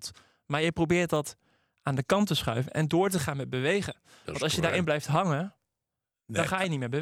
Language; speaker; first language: Dutch; native; Dutch